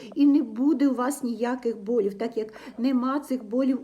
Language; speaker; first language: Ukrainian; non-native, local second language; Russian